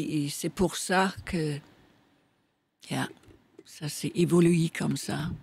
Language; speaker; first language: French; non-native, fluent; Danish